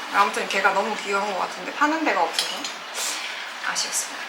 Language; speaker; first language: Korean; native; Korean